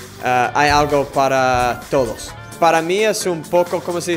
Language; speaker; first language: Spanish; non-native, fluent; English